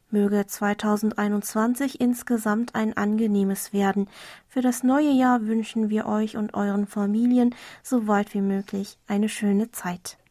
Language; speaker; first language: German; non-native, fluent; Korean